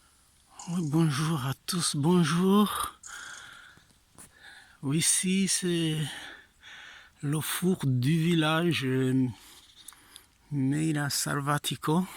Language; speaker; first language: French; non-native, fluent; Italian